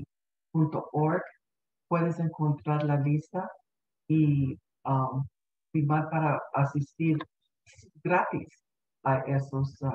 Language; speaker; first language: Spanish; early bilingual, heritage; Spanish